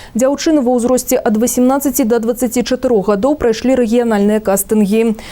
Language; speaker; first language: Belarusian; native; Belarusian